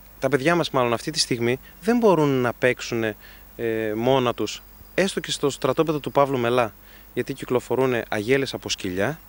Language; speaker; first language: Greek; early bilingual, heritage; Greek